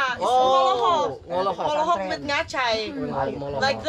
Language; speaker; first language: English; non-native, learner; Sundanese